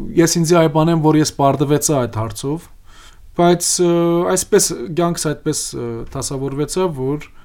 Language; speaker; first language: Armenian; early bilingual, heritage; Armenian